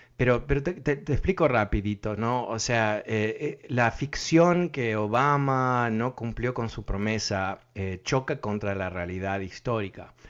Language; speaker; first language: Spanish; native; Spanish